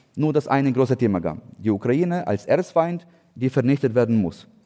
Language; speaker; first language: German; non-native, fluent; Ukrainian